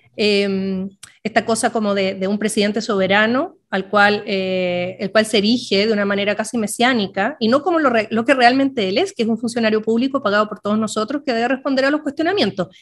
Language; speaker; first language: Spanish; native; Spanish